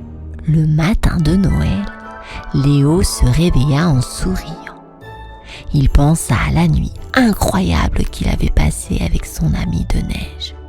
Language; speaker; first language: French; native; French